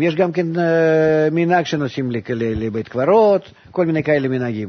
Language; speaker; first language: Hebrew; non-native, fluent; Russian